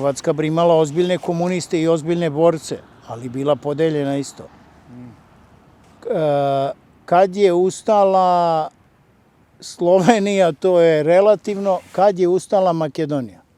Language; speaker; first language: Bosnian; native; Bosnian